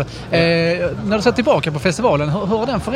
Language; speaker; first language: Swedish; native; Swedish